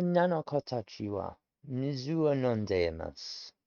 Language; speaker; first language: Japanese; non-native, learner; English